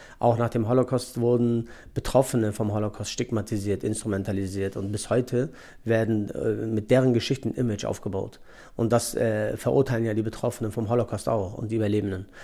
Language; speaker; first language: German; early bilingual, other home language; Turkish